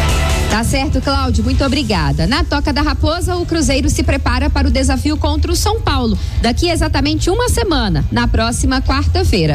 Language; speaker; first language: Portuguese; native; Portuguese